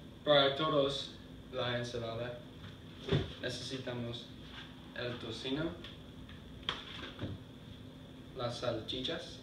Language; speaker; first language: Spanish; non-native, learner; English